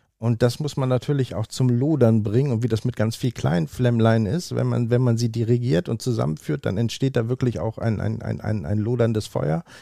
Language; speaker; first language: German; native; German